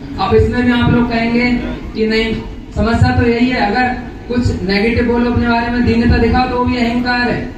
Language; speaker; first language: Hindi; native; Hindi